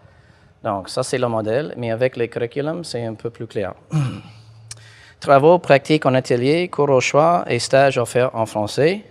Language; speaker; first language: French; non-native, fluent; English